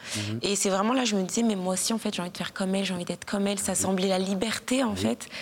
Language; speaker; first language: French; native; French